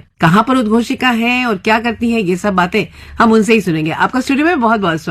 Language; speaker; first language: Hindi; native; Hindi